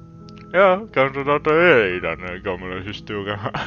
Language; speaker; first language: Norwegian; non-native, learner; Swedish